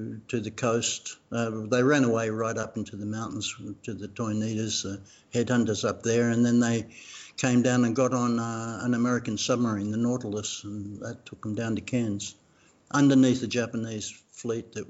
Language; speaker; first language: English; non-native, fluent; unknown